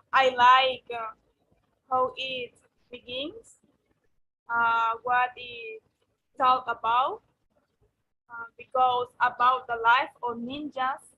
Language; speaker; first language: English; non-native, learner; Spanish